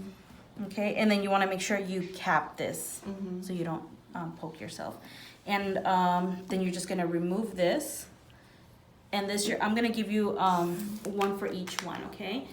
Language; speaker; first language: English; native; English